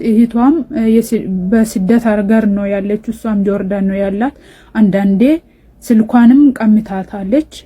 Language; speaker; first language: Amharic; non-native, local second language; Oromo